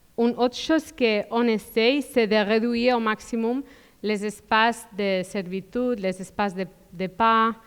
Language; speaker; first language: French; non-native, fluent; Spanish